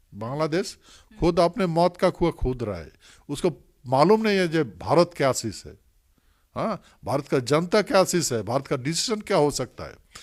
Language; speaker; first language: Hindi; non-native, local second language; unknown